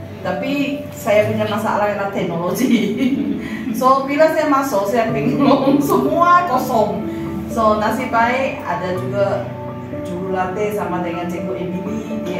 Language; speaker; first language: Malay; native; Malay